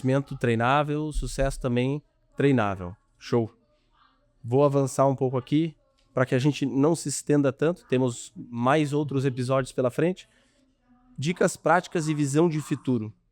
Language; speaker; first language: Portuguese; native; Portuguese